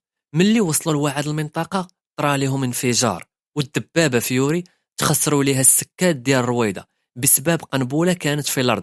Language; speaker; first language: Arabic; native; Arabic